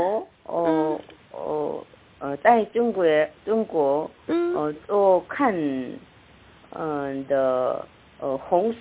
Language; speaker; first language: Chinese; non-native, learner; Korean